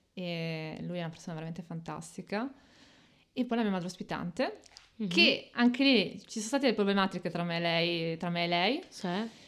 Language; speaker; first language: Italian; native; Italian